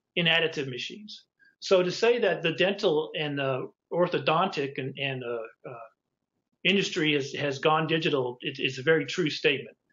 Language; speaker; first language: English; native; English